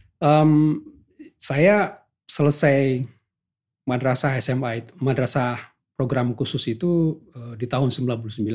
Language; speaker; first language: Indonesian; non-native, local second language; Achinese